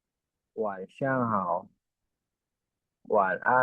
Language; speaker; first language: Chinese; non-native, learner; Lao